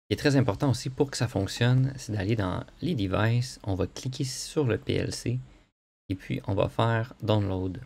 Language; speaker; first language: French; native; French